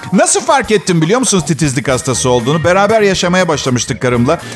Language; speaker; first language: Turkish; non-native, fluent; Italian